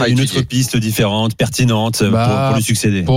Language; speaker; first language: French; native; French